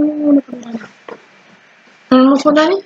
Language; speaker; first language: French; native; French